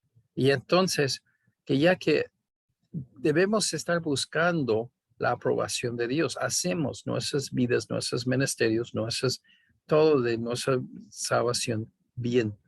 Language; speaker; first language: Spanish; non-native, fluent; English